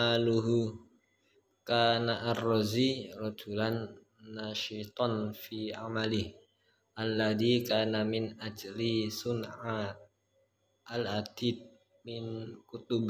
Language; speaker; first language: Arabic; non-native, learner; Indonesian